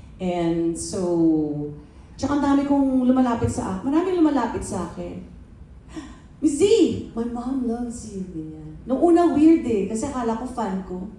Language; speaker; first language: Filipino; native; Filipino